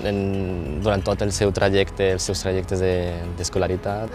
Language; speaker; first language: Catalan; non-native, local second language; Chinese